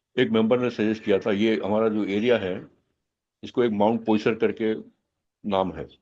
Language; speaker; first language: Hindi; non-native, local second language; Gujarati